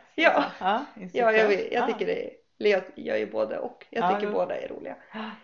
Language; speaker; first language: Swedish; native; Swedish